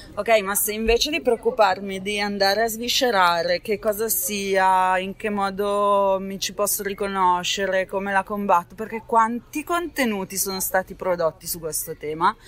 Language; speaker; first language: Italian; native; Italian